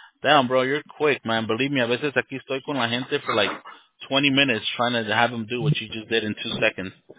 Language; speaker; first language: English; early bilingual, other home language; Spanish